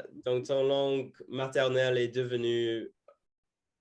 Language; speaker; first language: French; non-native, fluent; English